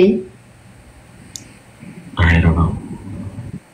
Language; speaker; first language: English; non-native, learner; Spanish